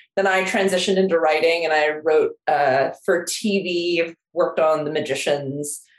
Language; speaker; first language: English; non-native, fluent; Korean